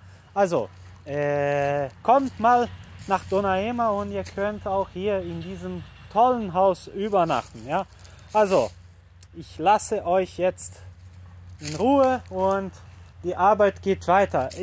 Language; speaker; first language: German; early bilingual, heritage; Portuguese